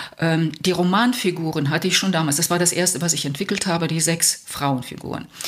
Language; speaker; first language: German; early bilingual, heritage; Plautdietsch